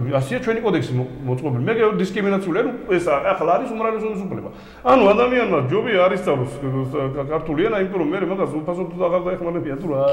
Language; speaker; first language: Georgian; native; Georgian